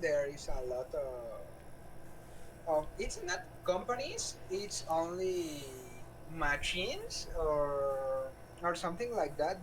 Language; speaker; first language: English; non-native, learner; Spanish